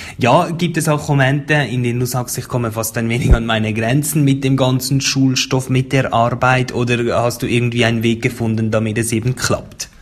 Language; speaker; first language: German; native; German